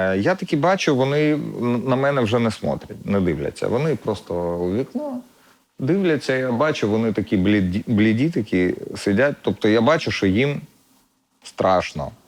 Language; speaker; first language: Ukrainian; non-native, local second language; Russian